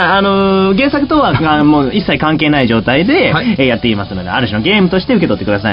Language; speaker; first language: Japanese; native; Japanese